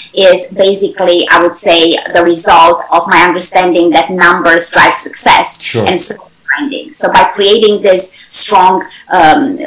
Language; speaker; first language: English; non-native, fluent; Romanian